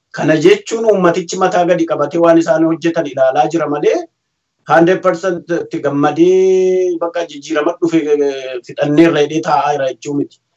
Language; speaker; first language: Oromo; native; Oromo